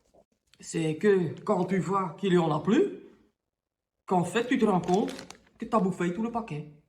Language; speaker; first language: French; native; French